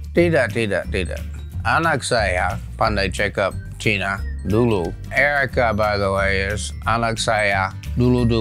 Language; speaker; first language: Malay; non-native, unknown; English